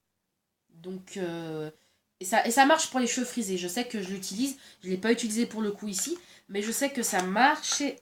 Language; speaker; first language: French; native; French